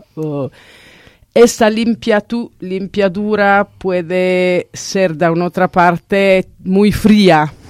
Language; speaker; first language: Spanish; non-native, fluent; Italian